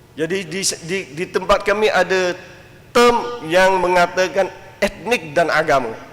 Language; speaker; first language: Malay; non-native, fluent; Western Cham